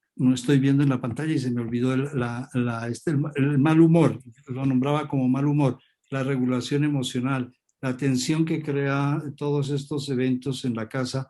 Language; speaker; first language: Spanish; native; Spanish